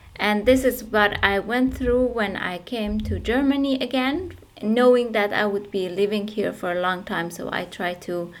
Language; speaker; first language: English; non-native, fluent; Persian